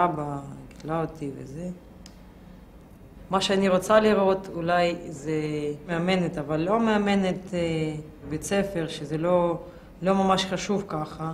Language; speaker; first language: Hebrew; non-native, fluent; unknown